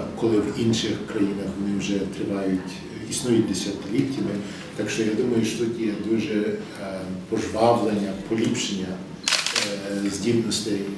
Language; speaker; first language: Ukrainian; early bilingual, heritage; English